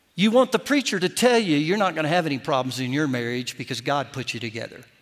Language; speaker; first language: English; native; English